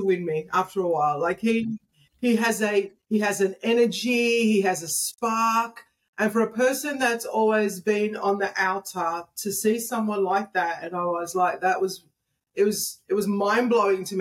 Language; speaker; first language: English; native; English